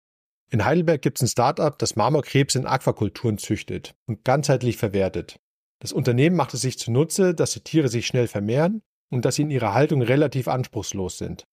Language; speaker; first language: German; native; German